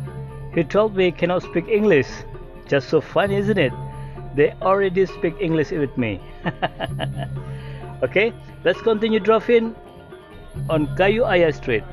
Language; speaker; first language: English; non-native, learner; Indonesian